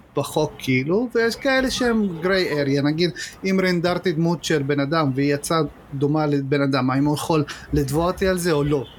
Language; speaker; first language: Hebrew; native; Hebrew